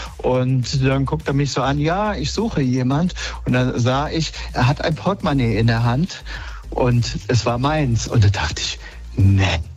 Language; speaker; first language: German; native; German